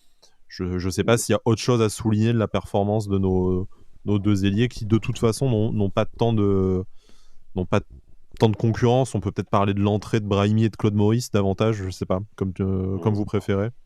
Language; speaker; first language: French; native; French